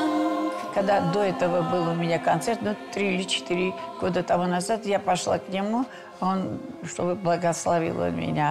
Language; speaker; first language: Russian; non-native, fluent; Georgian